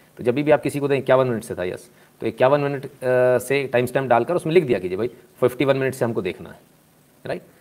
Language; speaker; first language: Hindi; native; Hindi